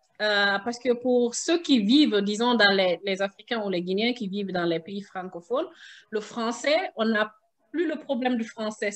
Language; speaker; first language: French; non-native, local second language; Susu